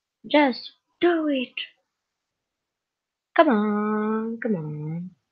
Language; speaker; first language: English; non-native, learner; French